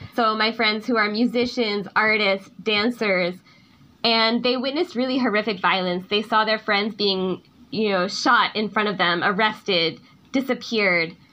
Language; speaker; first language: English; native; English